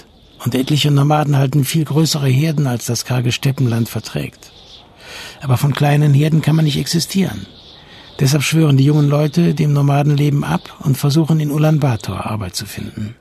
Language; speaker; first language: German; native; German